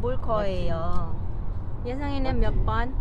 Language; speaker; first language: Korean; native; Korean